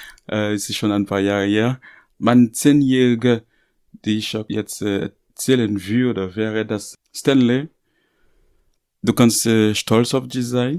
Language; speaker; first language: German; non-native, learner; Haitian Creole